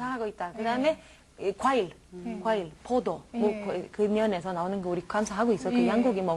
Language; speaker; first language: Korean; non-native, learner; Romanian